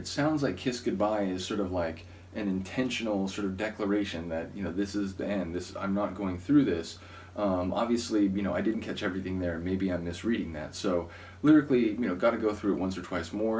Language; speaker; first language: English; native; English